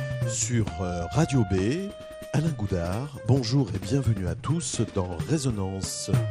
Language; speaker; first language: French; native; French